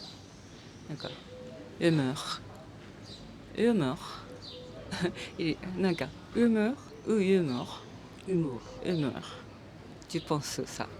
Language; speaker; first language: French; non-native, learner; Japanese